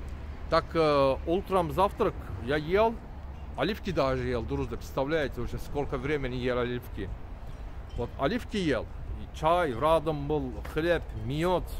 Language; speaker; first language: Russian; non-native, learner; Turkish